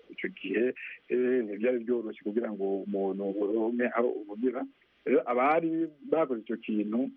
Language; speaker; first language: Rundi; non-native, local second language; Swahili